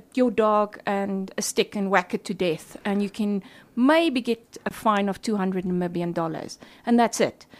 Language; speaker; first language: English; non-native, local second language; Afrikaans